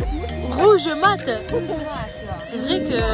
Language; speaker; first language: French; native; French